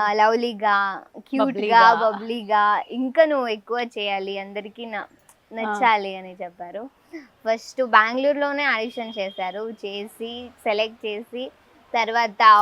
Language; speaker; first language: Telugu; non-native, learner; Kannada